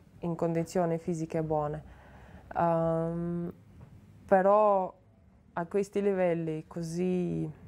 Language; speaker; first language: Italian; non-native, learner; Slovenian